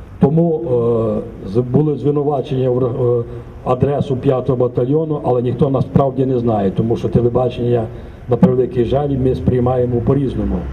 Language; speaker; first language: Ukrainian; native; Ukrainian